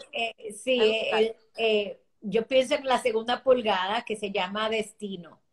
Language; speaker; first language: Spanish; early bilingual, heritage; Spanish